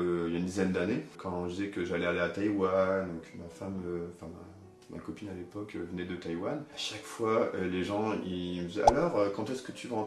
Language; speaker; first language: French; native; French